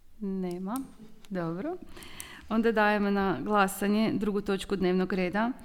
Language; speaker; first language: Croatian; native; Croatian